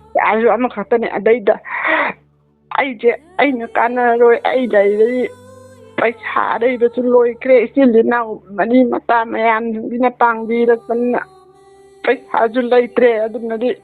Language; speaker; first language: Manipuri; native; Manipuri